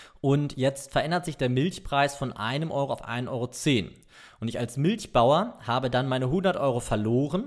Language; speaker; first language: German; native; German